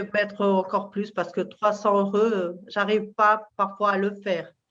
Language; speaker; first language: French; non-native, learner; Portuguese